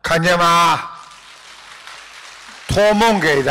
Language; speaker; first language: Chinese; native; Chinese